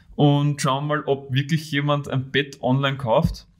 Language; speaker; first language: German; native; German